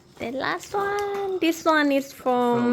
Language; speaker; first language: English; non-native, learner; Thai